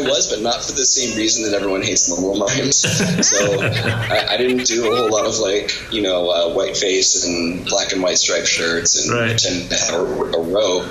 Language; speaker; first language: English; native; English